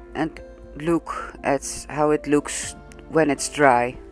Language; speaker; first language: English; non-native, fluent; Dutch